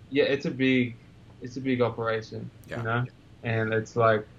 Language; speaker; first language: English; native; English